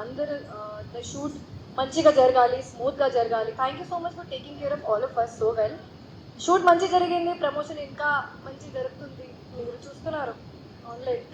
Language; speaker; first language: Telugu; non-native, local second language; Hindi